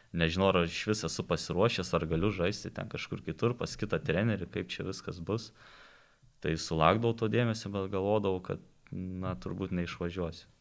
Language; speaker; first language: Lithuanian; native; Lithuanian